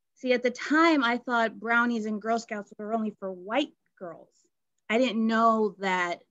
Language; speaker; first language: English; native; English